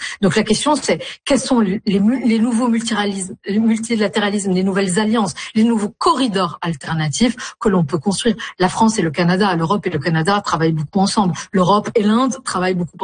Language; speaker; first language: French; native; French